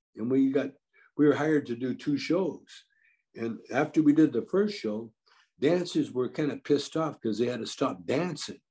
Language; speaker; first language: English; native; English